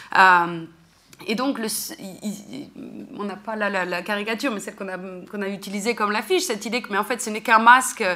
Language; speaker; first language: French; native; French